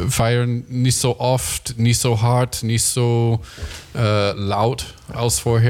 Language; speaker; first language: German; non-native, learner; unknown